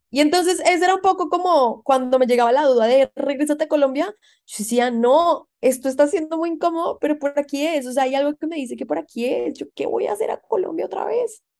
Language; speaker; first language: Spanish; native; Spanish